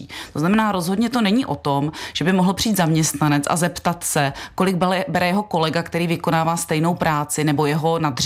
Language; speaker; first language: Czech; native; Czech